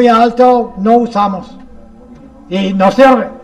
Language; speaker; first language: Spanish; non-native, fluent; English